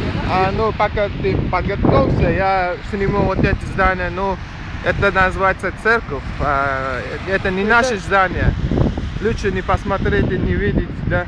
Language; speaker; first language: Russian; non-native, learner; Uzbek